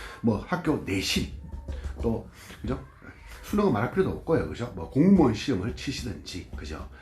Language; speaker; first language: Korean; native; Korean